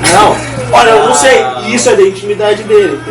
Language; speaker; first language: Portuguese; native; Portuguese